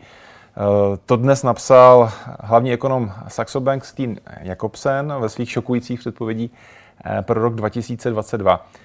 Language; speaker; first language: Czech; native; Czech